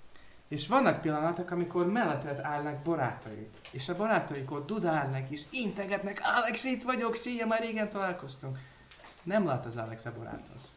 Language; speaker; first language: Hungarian; non-native, learner; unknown